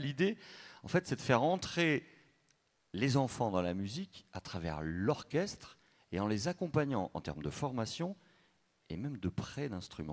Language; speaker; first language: French; native; French